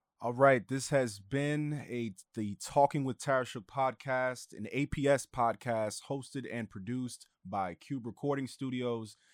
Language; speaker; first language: English; native; English